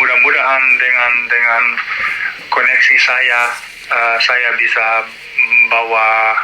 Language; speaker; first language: Indonesian; non-native, learner; Dutch